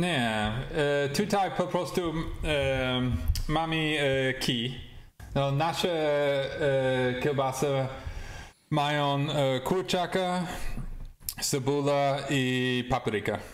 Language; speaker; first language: Polish; non-native, learner; English